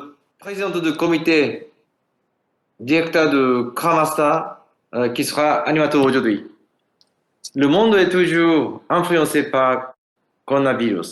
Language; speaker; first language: French; non-native, learner; Japanese